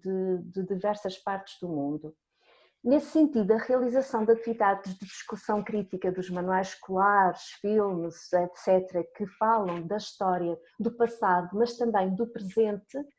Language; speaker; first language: Portuguese; native; Portuguese